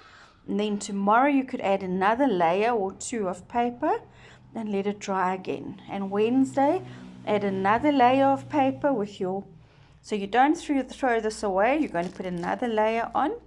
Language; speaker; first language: English; native; English